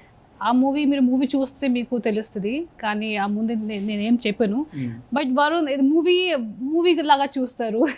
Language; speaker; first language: Telugu; non-native, local second language; Hindi